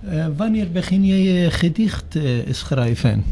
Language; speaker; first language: Dutch; non-native, learner; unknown